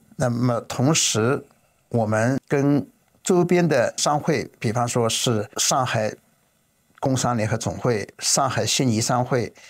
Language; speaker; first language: Chinese; native; Chinese